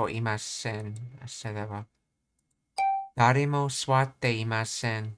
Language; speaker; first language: Japanese; non-native, learner; English